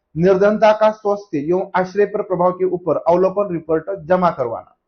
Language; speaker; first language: Hindi; non-native, local second language; Marathi